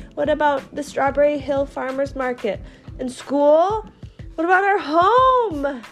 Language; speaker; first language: English; non-native, fluent; Chinese